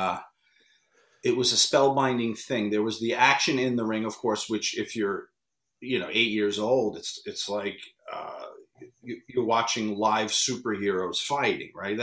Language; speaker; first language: English; native; English